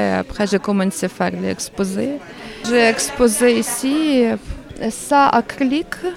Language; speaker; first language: French; non-native, learner; Ukrainian